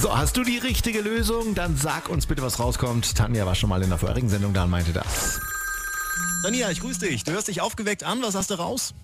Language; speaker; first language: German; native; German